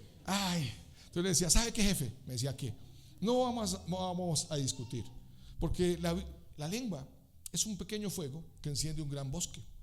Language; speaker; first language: Spanish; native; Spanish